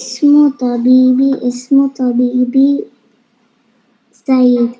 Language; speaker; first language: Arabic; non-native, learner; Malayalam